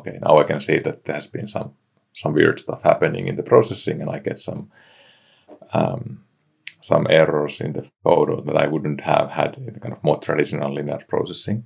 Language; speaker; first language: English; non-native, fluent; Finnish